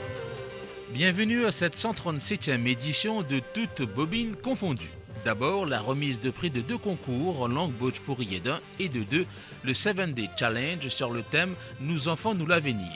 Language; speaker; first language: French; non-native, local second language; Morisyen